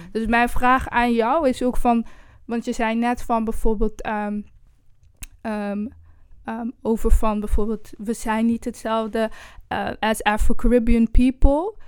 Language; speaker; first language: Dutch; early bilingual, other home language; Kinyarwanda